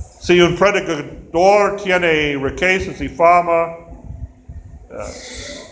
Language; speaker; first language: Spanish; non-native, fluent; English